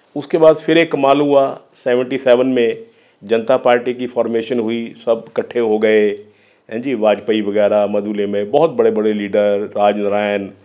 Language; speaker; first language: Hindi; non-native, local second language; Punjabi